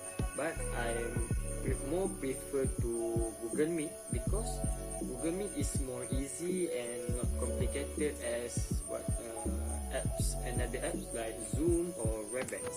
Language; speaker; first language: English; non-native, local second language; Malay